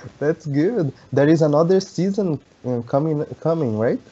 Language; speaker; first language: English; non-native, learner; Portuguese